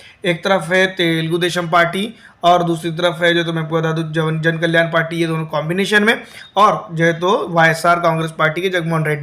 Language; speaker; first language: Hindi; native; Hindi